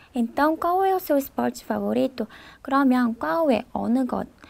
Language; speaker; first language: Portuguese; non-native, fluent; Korean